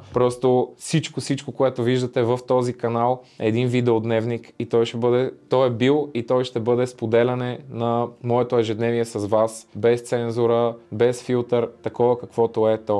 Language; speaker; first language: Bulgarian; native; Bulgarian